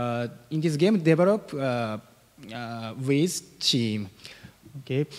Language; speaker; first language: English; non-native, learner; Japanese